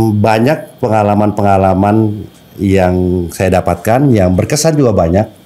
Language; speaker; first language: Indonesian; native; Indonesian